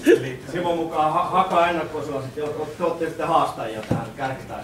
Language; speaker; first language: Finnish; native; Finnish